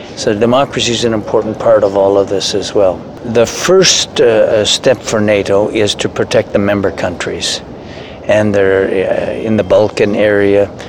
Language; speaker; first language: English; native; English